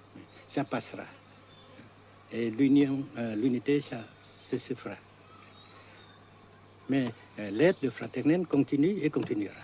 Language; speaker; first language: French; non-native, local second language; Vietnamese